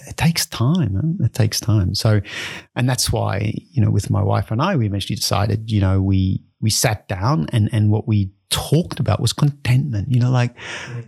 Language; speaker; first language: English; native; English